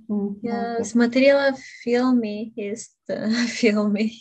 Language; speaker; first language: Russian; non-native, learner; Bulgarian